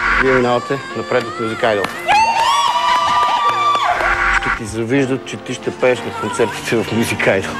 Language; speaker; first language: Bulgarian; native; Bulgarian